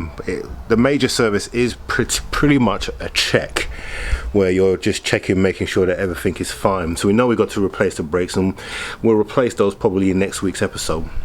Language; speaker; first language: English; native; English